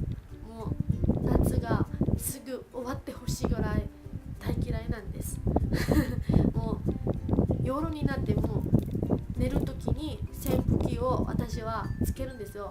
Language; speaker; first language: Japanese; early bilingual, other home language; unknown